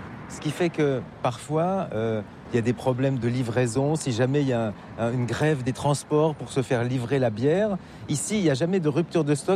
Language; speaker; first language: French; native; French